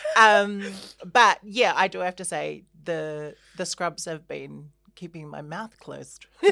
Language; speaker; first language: English; native; English